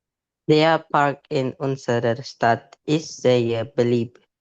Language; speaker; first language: German; non-native, learner; Indonesian